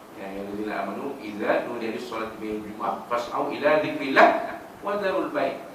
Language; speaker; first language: Malay; native; Malay